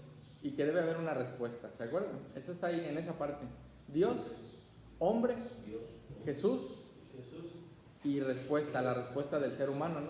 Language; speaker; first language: Spanish; native; Spanish